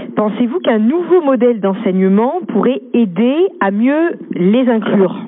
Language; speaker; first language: French; native; French